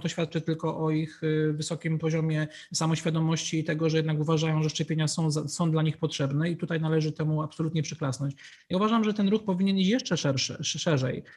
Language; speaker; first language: Polish; native; Polish